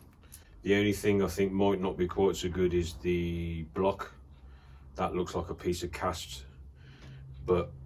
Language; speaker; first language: English; native; English